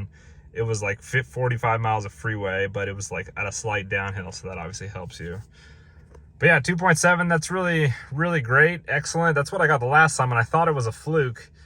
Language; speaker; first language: English; native; English